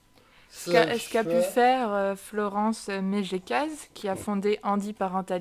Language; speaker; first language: French; native; French